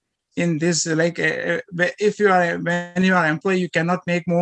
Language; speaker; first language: English; non-native, local second language; Gujarati